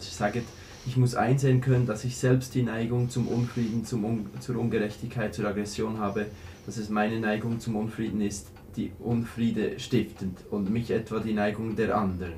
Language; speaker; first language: German; native; German